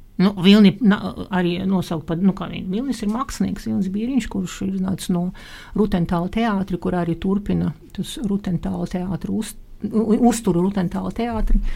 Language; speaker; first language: Latvian; non-native, local second language; Russian